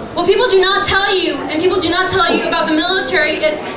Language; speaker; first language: English; native; English